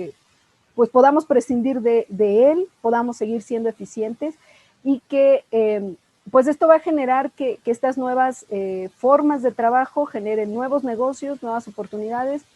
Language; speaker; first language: Spanish; native; Spanish